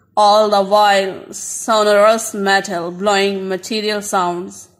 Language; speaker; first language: English; non-native, local second language; Urdu